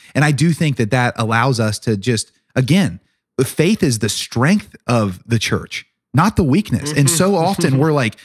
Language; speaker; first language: English; native; English